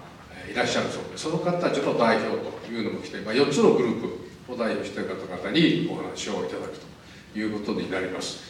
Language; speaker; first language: Japanese; native; Japanese